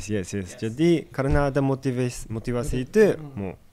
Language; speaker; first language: Indonesian; non-native, fluent; Japanese